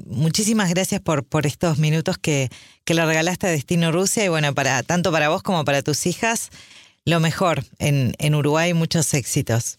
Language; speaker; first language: Spanish; native; Spanish